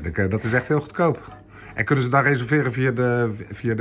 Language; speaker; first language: Dutch; native; Dutch